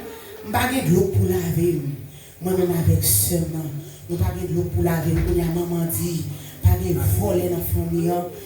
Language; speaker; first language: French; non-native, local second language; Haitian Creole